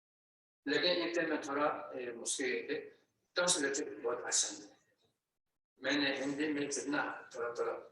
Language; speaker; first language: Hindi; non-native, learner; Tibetan